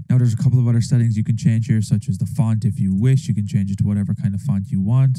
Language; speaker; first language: English; native; English